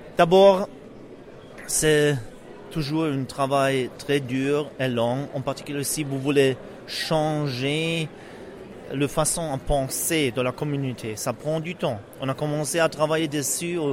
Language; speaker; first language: French; non-native, fluent; Czech